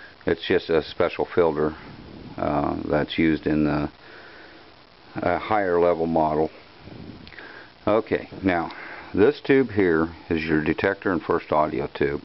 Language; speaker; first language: English; native; English